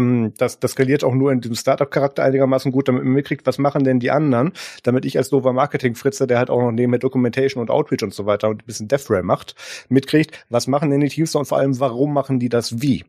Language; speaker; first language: German; native; German